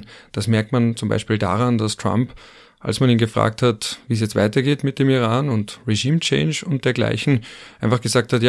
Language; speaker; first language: German; native; German